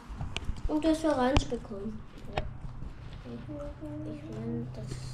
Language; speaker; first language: German; early bilingual, heritage; Bosnian